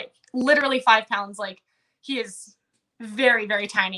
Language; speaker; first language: English; native; English